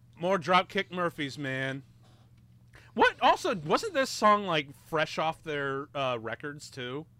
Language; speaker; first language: English; native; English